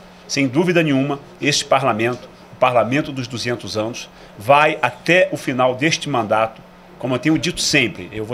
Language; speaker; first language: Portuguese; native; Portuguese